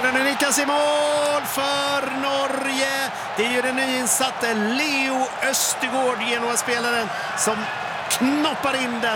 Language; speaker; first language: Swedish; native; Swedish